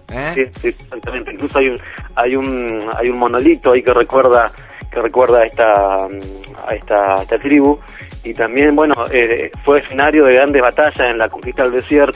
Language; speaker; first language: Spanish; native; Spanish